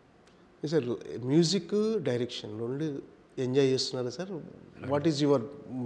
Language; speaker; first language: Telugu; native; Telugu